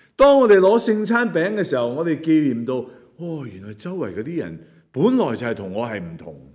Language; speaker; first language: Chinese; non-native, local second language; Cantonese